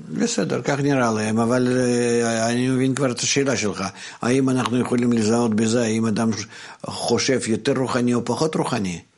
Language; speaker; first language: Hebrew; non-native, fluent; Russian